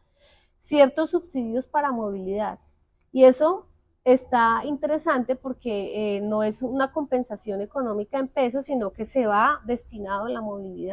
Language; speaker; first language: Spanish; native; Spanish